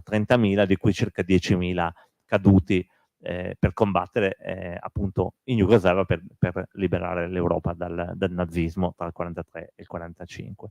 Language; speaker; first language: Italian; native; Italian